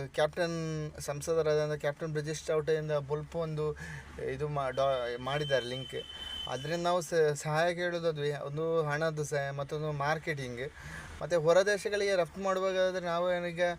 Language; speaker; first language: Kannada; native; Kannada